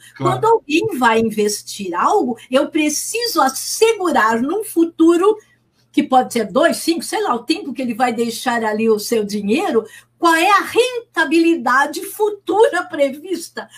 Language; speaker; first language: Portuguese; native; Portuguese